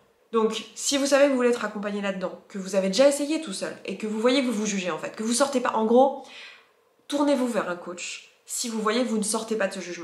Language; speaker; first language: French; native; French